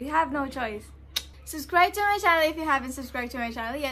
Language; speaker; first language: English; non-native, local second language; Filipino